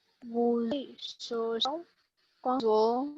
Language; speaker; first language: Chinese; non-native, learner; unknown